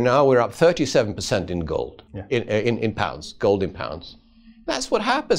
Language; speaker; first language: English; non-native, fluent; Swedish